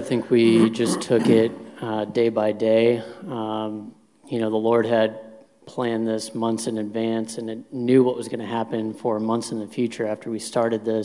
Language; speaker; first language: English; native; English